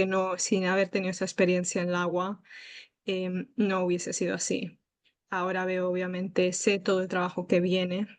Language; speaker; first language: Spanish; native; Spanish